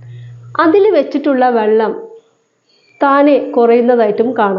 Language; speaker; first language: Malayalam; native; Malayalam